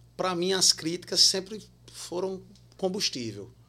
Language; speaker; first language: Portuguese; native; Portuguese